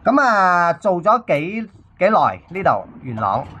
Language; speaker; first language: Cantonese; native; Cantonese